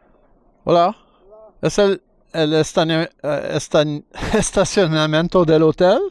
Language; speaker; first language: Spanish; non-native, learner; English